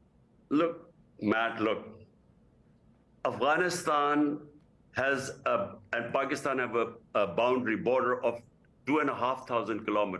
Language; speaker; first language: English; non-native, local second language; Urdu